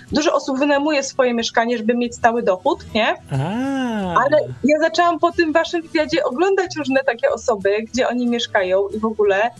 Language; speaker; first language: Polish; native; Polish